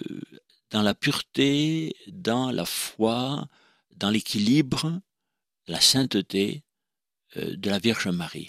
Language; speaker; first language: French; native; French